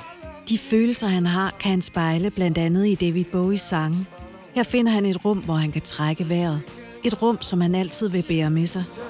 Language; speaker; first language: Danish; native; Danish